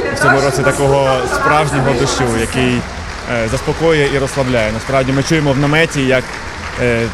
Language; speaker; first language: Ukrainian; native; Ukrainian